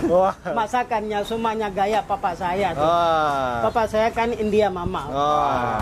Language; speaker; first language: Malay; native; Malay